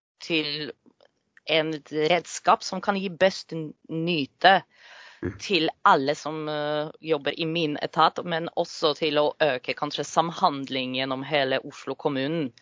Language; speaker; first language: Norwegian; non-native, fluent; Polish